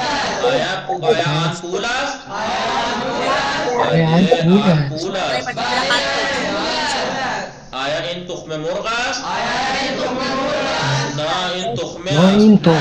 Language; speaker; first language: Persian; non-native, fluent; Urdu